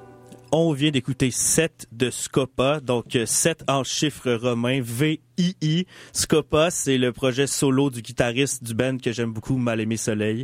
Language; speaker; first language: French; native; French